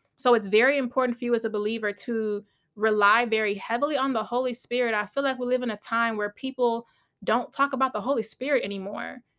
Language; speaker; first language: English; native; English